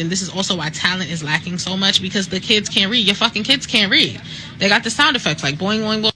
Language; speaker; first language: English; native; English